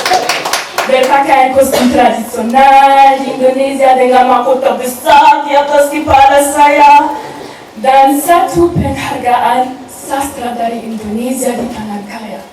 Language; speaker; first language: Indonesian; non-native, learner; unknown